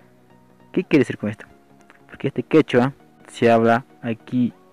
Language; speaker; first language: Spanish; non-native, local second language; Quechua